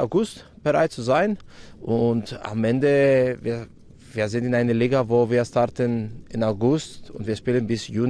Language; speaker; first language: German; non-native, fluent; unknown